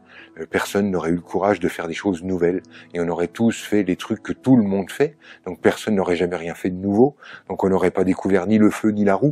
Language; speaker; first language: French; native; French